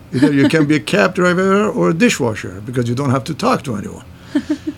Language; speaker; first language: English; non-native, fluent; Persian